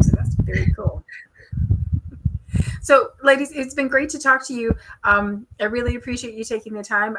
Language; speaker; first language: English; native; English